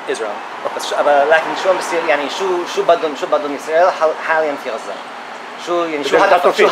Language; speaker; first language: Arabic; non-native, learner; English